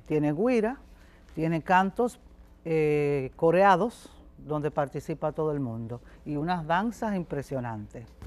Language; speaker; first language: Spanish; native; Spanish